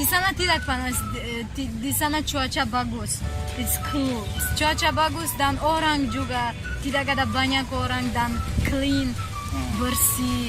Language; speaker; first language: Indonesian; non-native, learner; Tajik